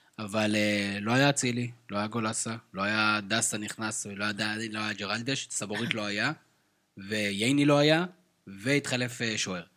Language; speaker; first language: Hebrew; native; Hebrew